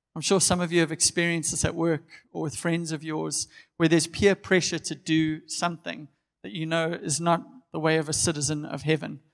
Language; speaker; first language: English; native; English